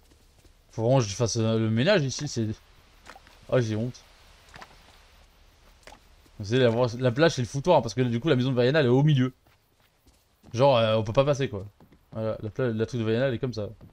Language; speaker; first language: French; native; French